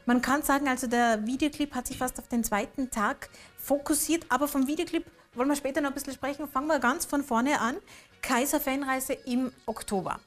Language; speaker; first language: German; native; German